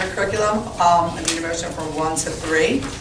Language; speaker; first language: English; native; English